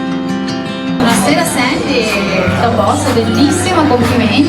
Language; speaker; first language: Italian; native; Italian